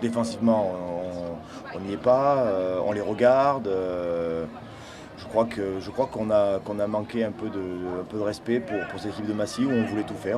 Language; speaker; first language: French; native; French